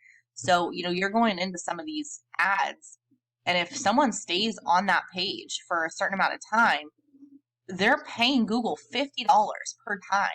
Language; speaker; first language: English; native; English